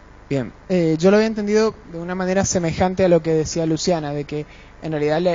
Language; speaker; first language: Spanish; native; Spanish